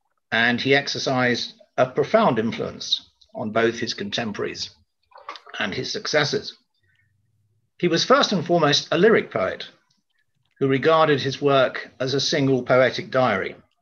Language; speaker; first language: English; native; English